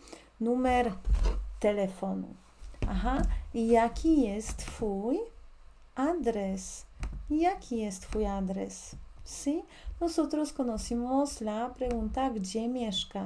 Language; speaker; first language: Spanish; non-native, fluent; Polish